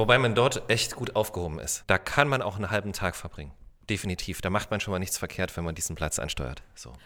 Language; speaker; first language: German; native; German